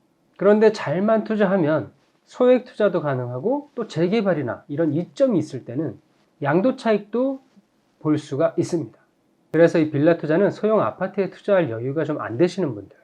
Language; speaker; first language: Korean; native; Korean